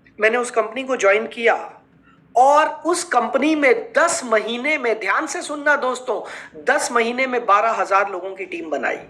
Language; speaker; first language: Hindi; native; Hindi